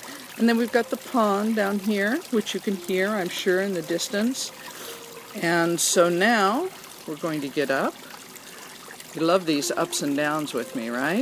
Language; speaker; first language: English; native; English